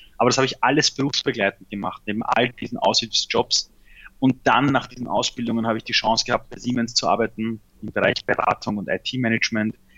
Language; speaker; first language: German; early bilingual, other home language; Persian